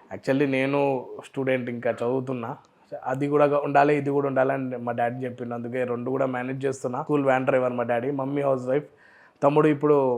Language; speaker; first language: Telugu; non-native, local second language; Urdu